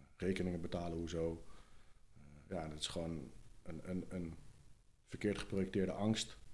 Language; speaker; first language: Dutch; native; Dutch